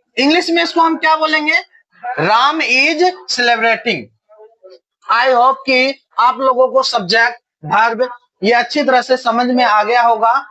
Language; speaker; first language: Hindi; native; Hindi